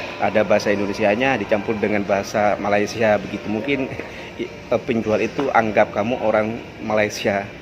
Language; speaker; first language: Indonesian; non-native, local second language; Madurese